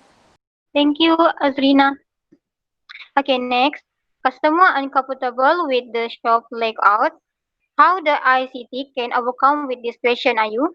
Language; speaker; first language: English; non-native, local second language; Malay